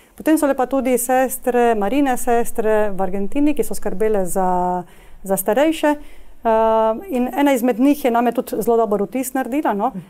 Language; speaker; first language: Slovenian; early bilingual, heritage; Slovenian